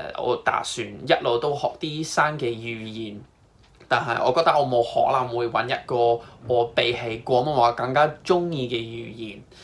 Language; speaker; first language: Cantonese; non-native, fluent; English